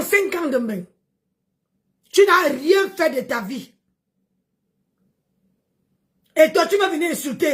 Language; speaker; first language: French; non-native, local second language; Lingala